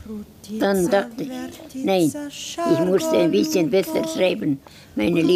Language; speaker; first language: German; non-native, learner; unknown